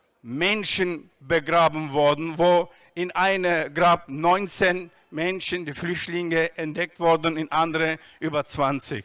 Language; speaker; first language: German; non-native, fluent; Turkish